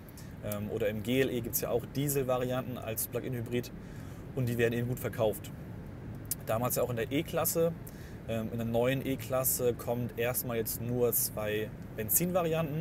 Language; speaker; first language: German; native; German